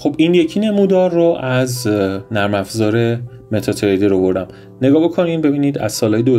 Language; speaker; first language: Persian; native; Persian